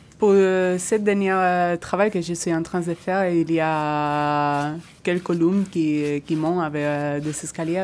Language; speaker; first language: French; non-native, fluent; Spanish